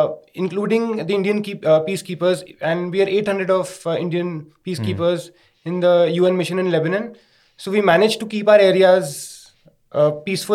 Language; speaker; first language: English; non-native, local second language; Hindi